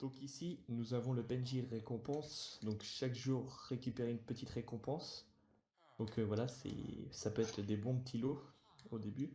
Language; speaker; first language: French; native; French